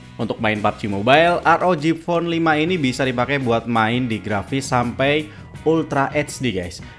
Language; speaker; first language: Indonesian; native; Indonesian